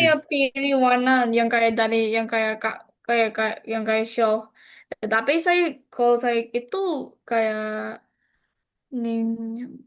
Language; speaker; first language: Indonesian; non-native, learner; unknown